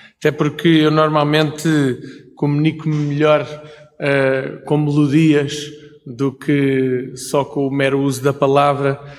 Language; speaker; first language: Portuguese; native; Portuguese